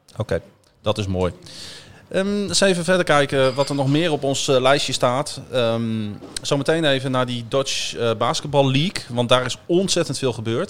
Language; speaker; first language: Dutch; native; Dutch